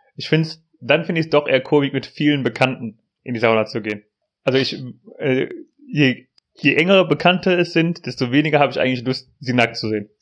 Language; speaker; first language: German; native; German